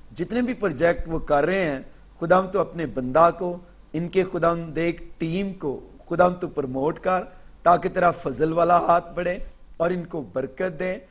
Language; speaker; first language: Urdu; non-native, local second language; Punjabi